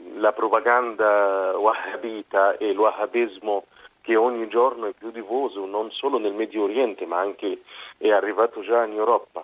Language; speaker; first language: Italian; non-native, fluent; Arabic